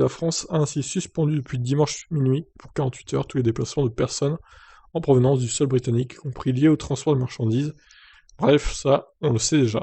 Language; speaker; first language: French; native; French